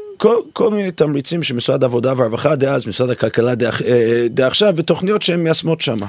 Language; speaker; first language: Hebrew; non-native, fluent; English